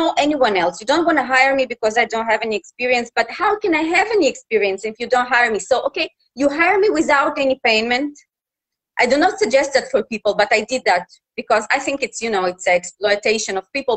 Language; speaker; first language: English; non-native, fluent; Russian